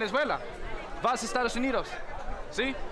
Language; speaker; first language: Spanish; non-native, learner; English